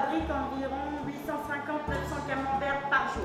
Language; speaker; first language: French; native; French